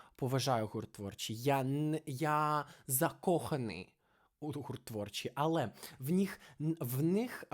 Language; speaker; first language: Ukrainian; non-native, fluent; Russian